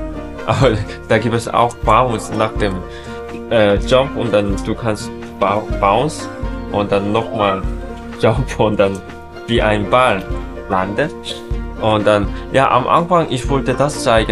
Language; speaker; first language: German; non-native, learner; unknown